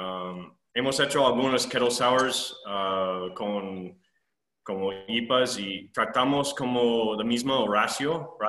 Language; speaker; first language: Spanish; non-native, fluent; English